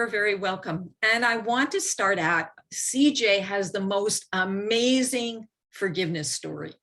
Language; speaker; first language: English; native; English